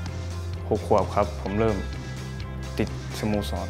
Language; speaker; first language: Thai; early bilingual, heritage; Thai